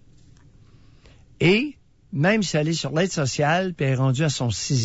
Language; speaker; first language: French; native; French